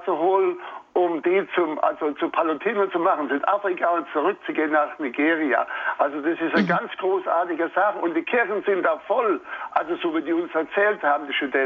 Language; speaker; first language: German; native; German